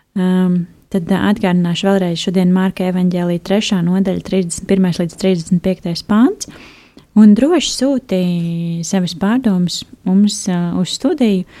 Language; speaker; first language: Latvian; native; Latvian